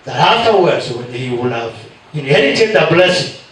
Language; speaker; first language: English; non-native, local second language; Swahili